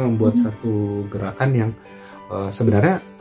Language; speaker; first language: Indonesian; native; Indonesian